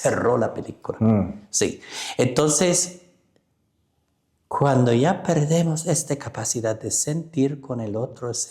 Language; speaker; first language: Spanish; non-native, fluent; English